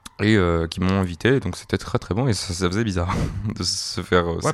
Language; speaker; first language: French; native; French